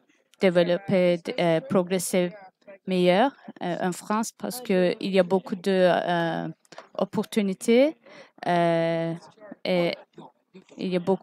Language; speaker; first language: French; non-native, learner; Turkish